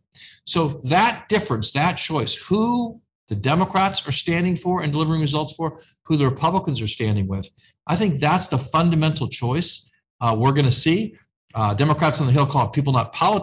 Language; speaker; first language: English; native; English